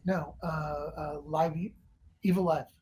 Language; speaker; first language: English; native; English